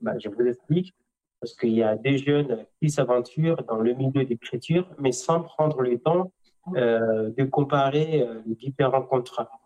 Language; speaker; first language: French; non-native, local second language; Comorian